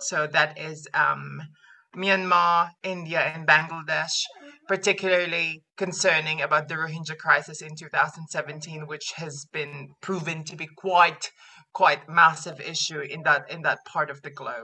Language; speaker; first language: English; non-native, local second language; Filipino